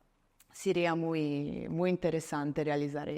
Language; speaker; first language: Spanish; non-native, fluent; Italian